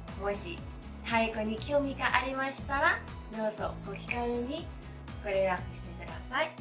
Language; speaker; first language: Japanese; non-native, fluent; Thai